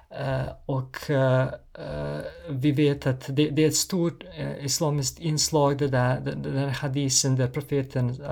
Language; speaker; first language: Swedish; non-native, fluent; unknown